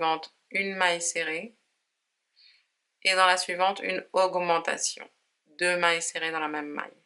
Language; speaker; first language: French; native; French